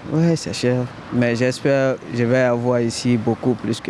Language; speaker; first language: French; non-native, fluent; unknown